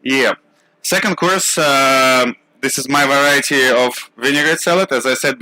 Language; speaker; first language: English; non-native, learner; Russian